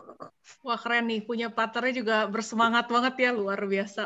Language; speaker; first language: Indonesian; native; Indonesian